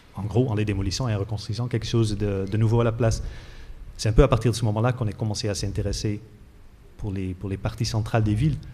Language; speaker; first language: French; non-native, fluent; Dutch